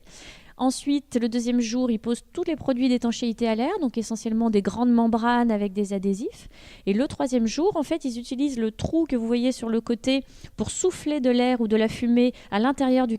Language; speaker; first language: French; native; French